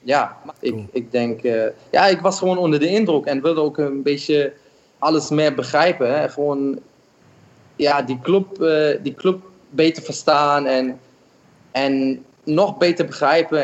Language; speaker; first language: Dutch; non-native, fluent; German